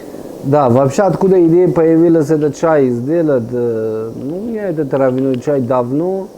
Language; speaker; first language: Russian; non-native, fluent; Persian